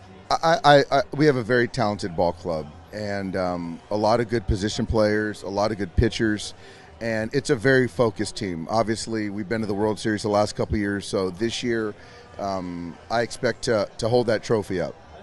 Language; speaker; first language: English; native; English